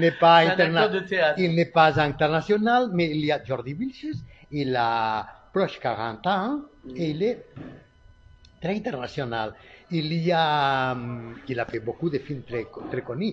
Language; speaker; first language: French; non-native, learner; Catalan